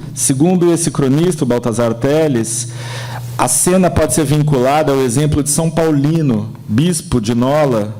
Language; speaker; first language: Portuguese; native; Portuguese